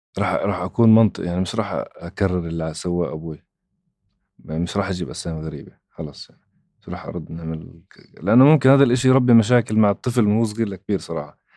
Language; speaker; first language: Arabic; native; Arabic